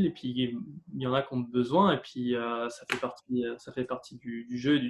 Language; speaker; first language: French; native; French